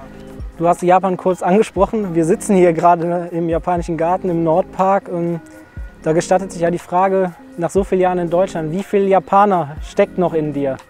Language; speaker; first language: German; native; German